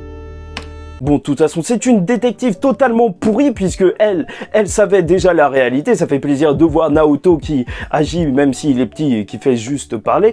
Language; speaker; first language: French; native; French